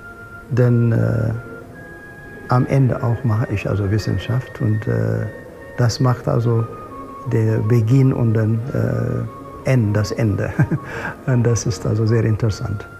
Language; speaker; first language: German; non-native, fluent; Amharic